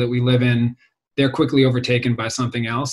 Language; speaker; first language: English; native; English